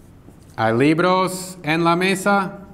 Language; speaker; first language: Spanish; non-native, fluent; English